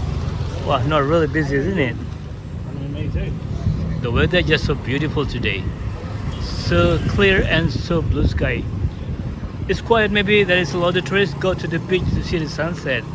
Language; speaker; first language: English; non-native, fluent; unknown